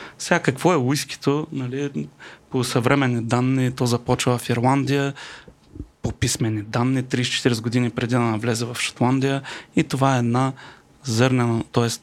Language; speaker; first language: Bulgarian; native; Bulgarian